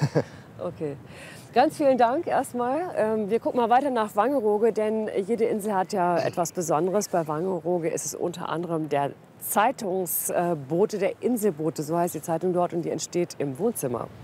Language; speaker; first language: German; native; German